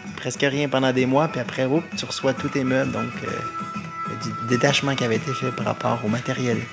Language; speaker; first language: French; native; French